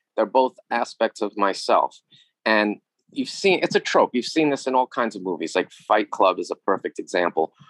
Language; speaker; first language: English; native; English